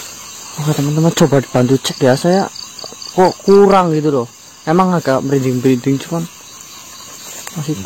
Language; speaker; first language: Indonesian; native; Indonesian